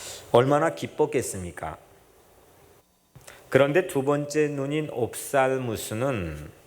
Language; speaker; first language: Korean; native; Korean